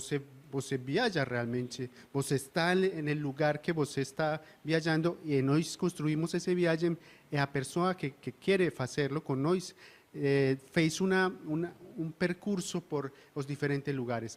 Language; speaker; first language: Portuguese; non-native, learner; Spanish